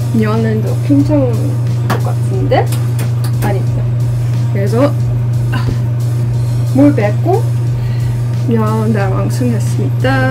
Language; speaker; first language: Korean; non-native, learner; Dutch